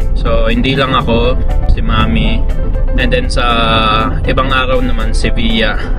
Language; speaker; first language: Filipino; native; Filipino